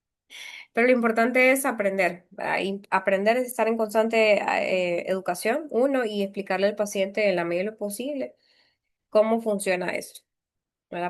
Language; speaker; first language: Spanish; native; Spanish